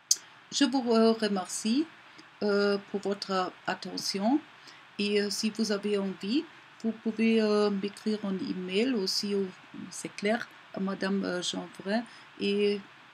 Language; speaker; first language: French; non-native, learner; German